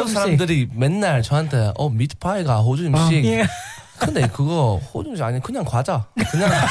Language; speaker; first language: Korean; non-native, learner; English